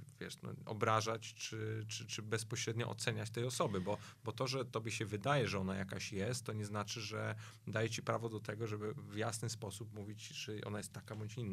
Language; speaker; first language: Polish; native; Polish